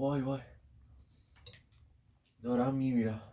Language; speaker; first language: Persian; native; Persian